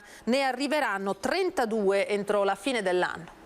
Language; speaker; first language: Italian; native; Italian